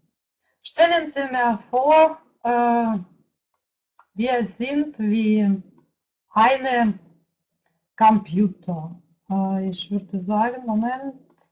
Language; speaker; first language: German; non-native, fluent; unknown